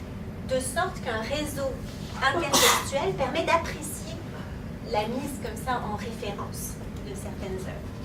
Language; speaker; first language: French; native; French